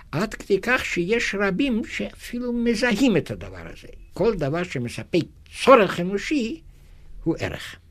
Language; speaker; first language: Hebrew; non-native, fluent; German